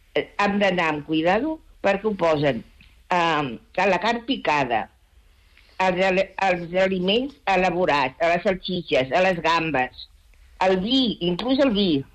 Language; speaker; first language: Catalan; non-native, local second language; Spanish